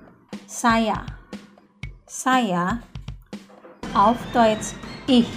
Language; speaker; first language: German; non-native, fluent; Indonesian